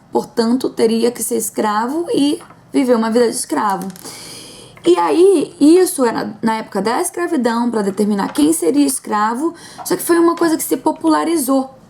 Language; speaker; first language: Portuguese; native; Portuguese